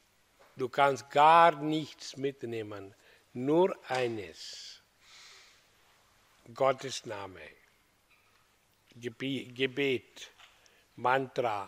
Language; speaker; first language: German; non-native, learner; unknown